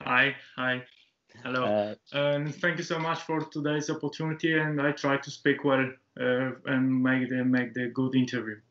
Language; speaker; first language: English; non-native, learner; Japanese